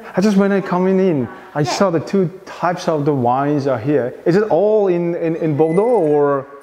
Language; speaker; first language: English; non-native, learner; Mongolian